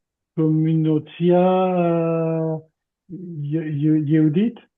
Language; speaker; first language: Hebrew; non-native, learner; French